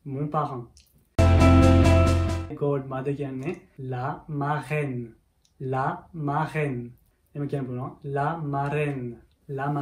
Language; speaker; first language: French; early bilingual, other home language; Sinhala